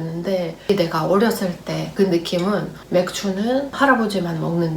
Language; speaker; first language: Korean; non-native, fluent; Russian